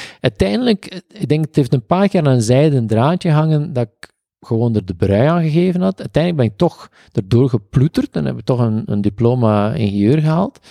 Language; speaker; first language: Dutch; native; Dutch